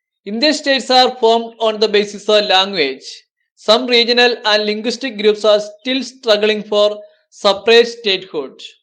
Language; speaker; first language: English; non-native, local second language; Malayalam